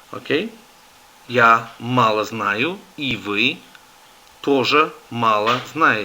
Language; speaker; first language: Russian; non-native, fluent; English